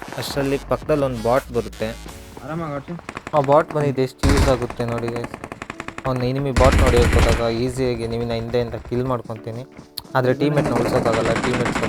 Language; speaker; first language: Kannada; native; Kannada